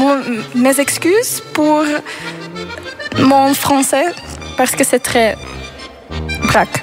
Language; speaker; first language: French; non-native, learner; Dutch